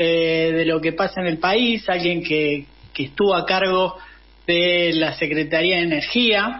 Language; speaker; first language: Spanish; native; Spanish